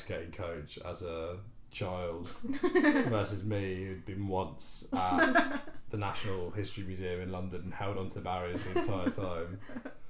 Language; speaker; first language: English; native; English